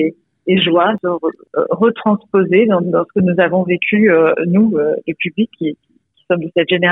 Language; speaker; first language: French; native; French